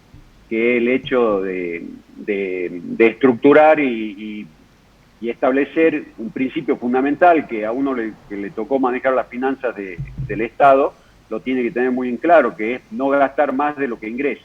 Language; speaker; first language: Spanish; native; Spanish